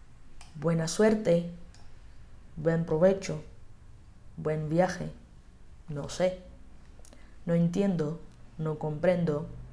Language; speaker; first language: Spanish; non-native, fluent; Portuguese